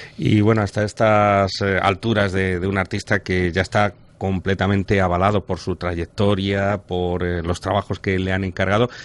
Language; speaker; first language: Spanish; native; Spanish